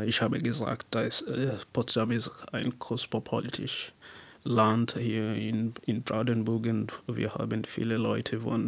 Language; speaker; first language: German; non-native, learner; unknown